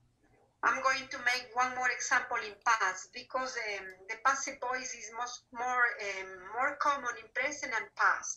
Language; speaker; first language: English; non-native, fluent; Spanish